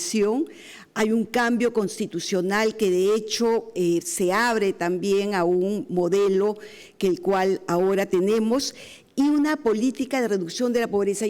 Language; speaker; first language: Spanish; native; Spanish